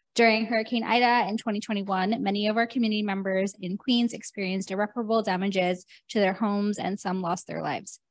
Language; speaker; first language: English; native; English